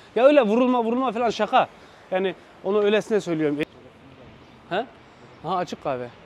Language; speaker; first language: Turkish; early bilingual, heritage; Turkish